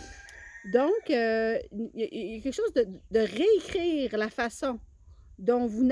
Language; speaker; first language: French; native; French